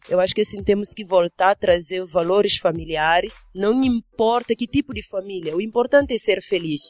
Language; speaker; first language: Portuguese; non-native, fluent; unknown